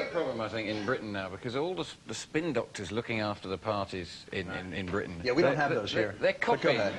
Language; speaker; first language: English; native; English